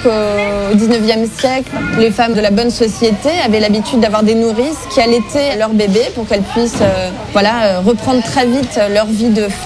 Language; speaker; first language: French; native; French